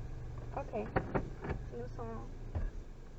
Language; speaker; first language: French; non-native, fluent; Spanish